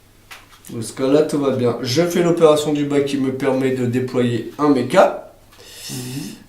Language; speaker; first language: French; native; French